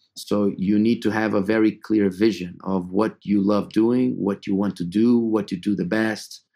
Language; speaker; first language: English; non-native, fluent; Portuguese